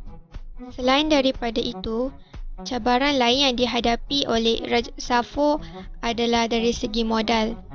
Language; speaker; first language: Malay; native; Malay